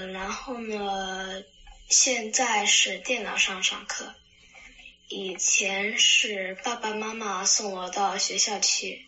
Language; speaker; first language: Chinese; early bilingual, heritage; Chinese